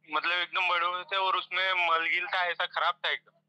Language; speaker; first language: Hindi; non-native, local second language; Marathi